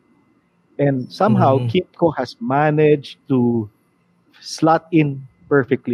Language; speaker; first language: English; non-native, local second language; Filipino